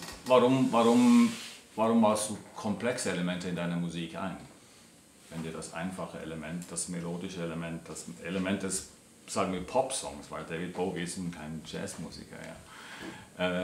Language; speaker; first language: German; native; German